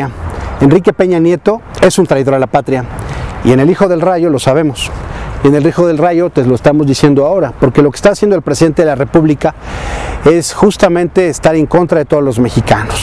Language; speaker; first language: Spanish; native; Spanish